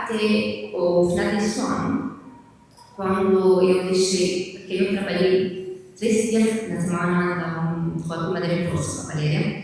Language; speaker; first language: Portuguese; non-native, fluent; Italian